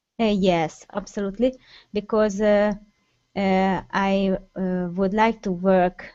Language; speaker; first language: English; non-native, learner; Hungarian